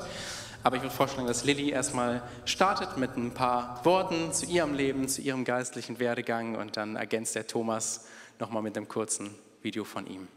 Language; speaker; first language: German; native; German